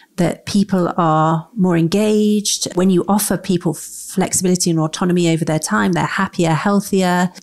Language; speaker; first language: English; native; English